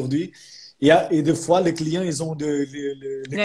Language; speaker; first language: French; non-native, fluent; Portuguese